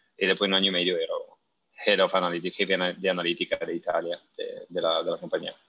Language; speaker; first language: Spanish; non-native, fluent; Italian